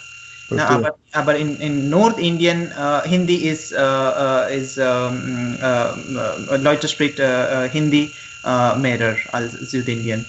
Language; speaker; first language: German; non-native, learner; Marathi